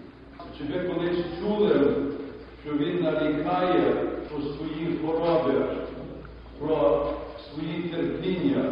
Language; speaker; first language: Ukrainian; early bilingual, heritage; Ukrainian